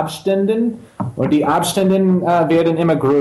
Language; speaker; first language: German; non-native, fluent; English